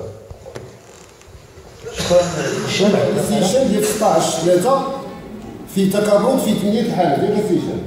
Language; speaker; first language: Arabic; native; Arabic